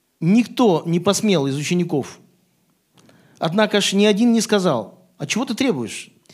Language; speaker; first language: Russian; native; Russian